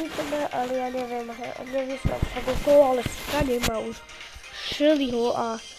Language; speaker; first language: Polish; non-native, learner; Slovak